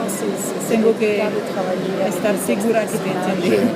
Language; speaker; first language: Spanish; non-native, learner; French